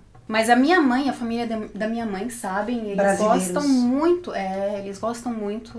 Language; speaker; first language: Portuguese; early bilingual, heritage; Portuguese